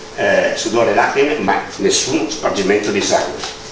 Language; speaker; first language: Italian; native; Italian